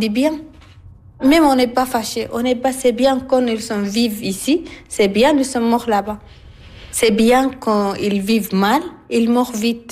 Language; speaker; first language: French; non-native, learner; Arabic